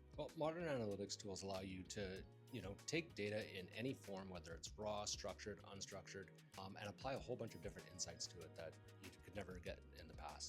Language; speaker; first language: English; native; English